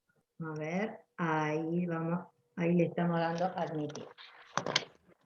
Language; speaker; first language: Spanish; native; Spanish